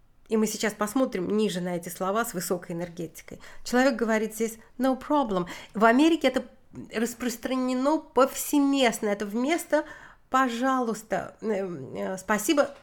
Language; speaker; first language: Russian; native; Russian